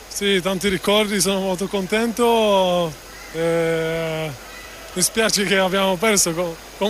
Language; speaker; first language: Italian; non-native, fluent; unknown